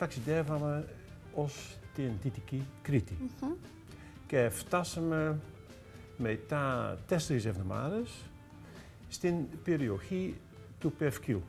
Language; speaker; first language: Greek; non-native, learner; Dutch